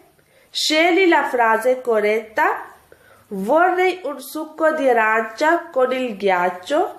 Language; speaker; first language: Italian; non-native, fluent; Urdu